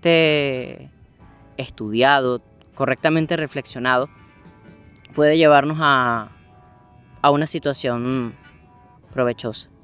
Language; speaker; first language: Spanish; native; Spanish